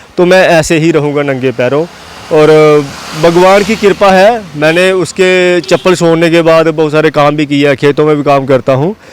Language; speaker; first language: Hindi; non-native, local second language; Dogri